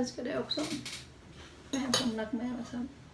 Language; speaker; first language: Swedish; non-native, learner; Thai